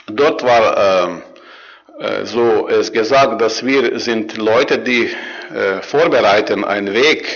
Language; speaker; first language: German; non-native, learner; Croatian